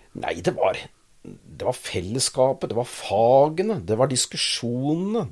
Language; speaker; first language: Norwegian; native; Norwegian